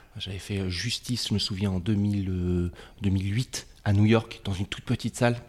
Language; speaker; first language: French; native; French